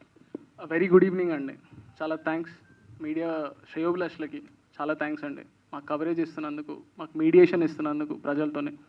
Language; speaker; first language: Telugu; native; Telugu